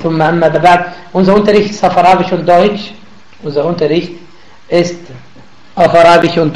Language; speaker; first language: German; non-native, learner; Arabic